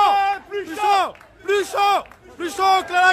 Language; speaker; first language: French; native; French